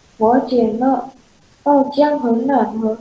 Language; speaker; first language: Chinese; non-native, learner; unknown